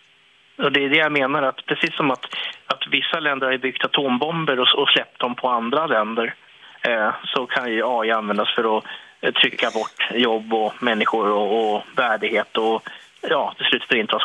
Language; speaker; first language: Swedish; native; Swedish